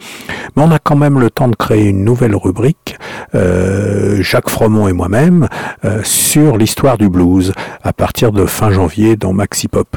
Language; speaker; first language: French; native; French